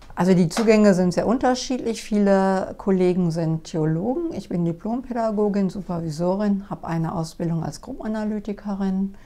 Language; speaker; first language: German; native; German